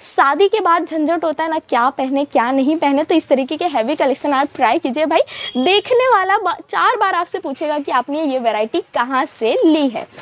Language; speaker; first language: Hindi; native; Hindi